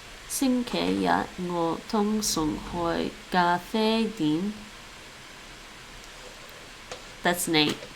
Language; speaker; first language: Chinese; non-native, learner; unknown